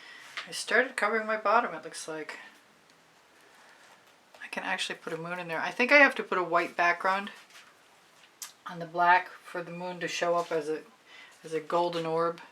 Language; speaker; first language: English; native; English